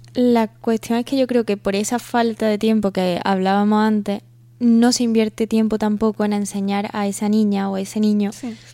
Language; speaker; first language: Spanish; native; Spanish